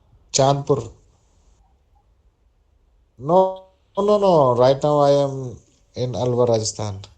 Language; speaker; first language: English; non-native, learner; Hindi